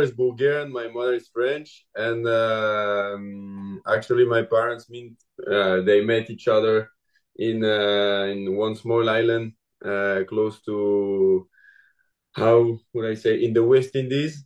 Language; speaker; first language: English; non-native, learner; French